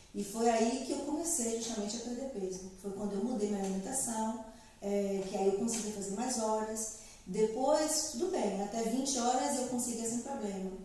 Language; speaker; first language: Portuguese; native; Portuguese